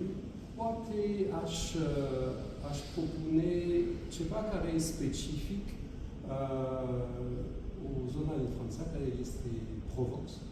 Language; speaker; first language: Romanian; non-native, fluent; French